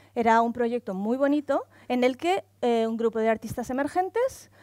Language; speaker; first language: Spanish; native; Spanish